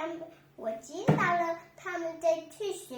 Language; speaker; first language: Chinese; non-native, learner; Vietnamese